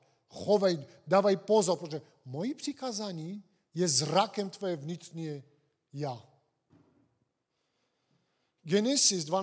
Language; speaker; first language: Czech; non-native, fluent; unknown